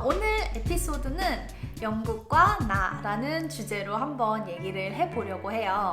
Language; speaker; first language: Korean; native; Korean